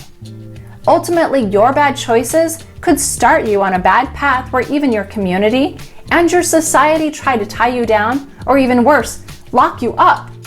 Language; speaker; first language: English; native; English